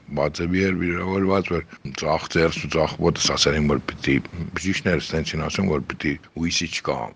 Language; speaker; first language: Armenian; native; Armenian